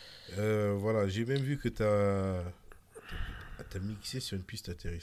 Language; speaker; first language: French; native; French